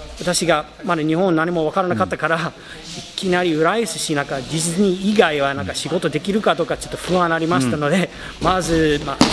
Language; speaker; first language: Japanese; non-native, fluent; English